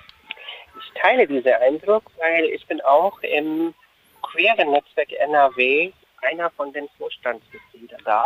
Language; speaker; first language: German; non-native, fluent; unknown